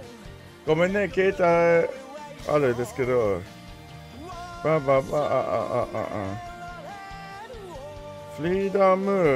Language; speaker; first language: Japanese; non-native, learner; English